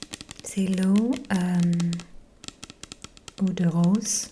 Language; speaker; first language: French; non-native, fluent; English